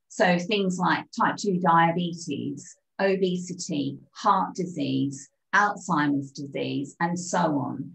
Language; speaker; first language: English; native; English